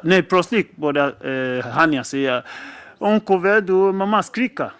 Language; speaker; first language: Swedish; non-native, fluent; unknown